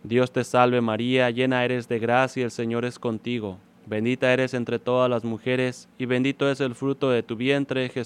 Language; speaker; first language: Spanish; native; Spanish